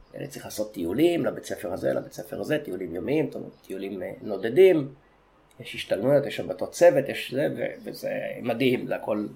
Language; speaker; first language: Hebrew; native; Hebrew